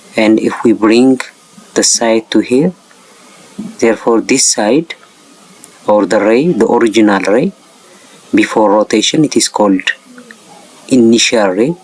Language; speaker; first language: English; non-native, local second language; Amharic